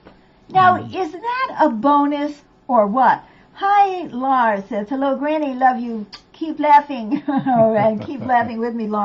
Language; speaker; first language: English; native; English